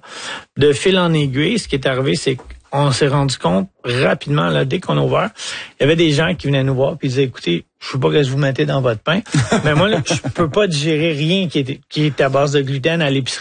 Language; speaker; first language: French; native; French